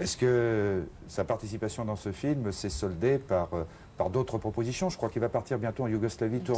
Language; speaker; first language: French; native; French